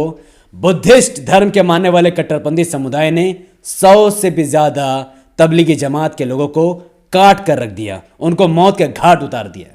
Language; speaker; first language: Hindi; native; Hindi